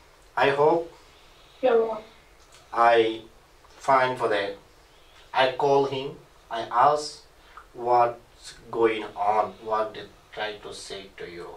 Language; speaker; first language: English; non-native, learner; Rohingya